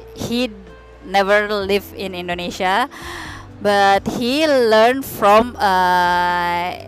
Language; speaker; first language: English; non-native, fluent; Indonesian